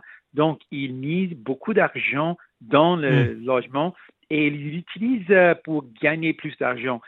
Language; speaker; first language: French; non-native, local second language; Punjabi